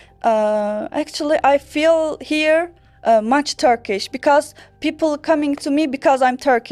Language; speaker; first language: English; non-native, learner; Turkish